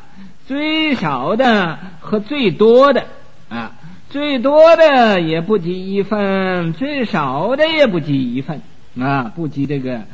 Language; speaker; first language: Chinese; native; Chinese